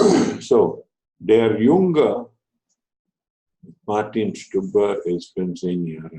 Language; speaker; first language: German; non-native, fluent; Telugu